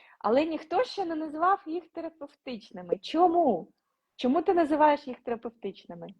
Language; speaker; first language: Ukrainian; non-native, local second language; Russian